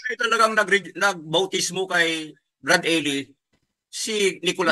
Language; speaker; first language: Filipino; native; Filipino